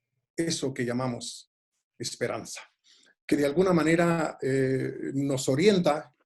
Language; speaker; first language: Spanish; native; Spanish